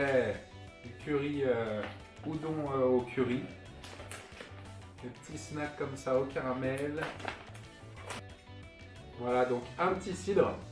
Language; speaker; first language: French; native; French